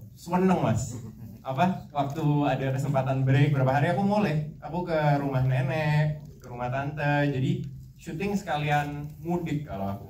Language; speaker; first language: Indonesian; native; Indonesian